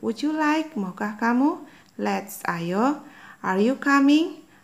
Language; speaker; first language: English; non-native, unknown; Indonesian